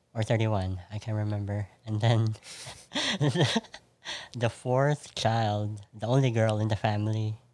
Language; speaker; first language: English; non-native, local second language; Filipino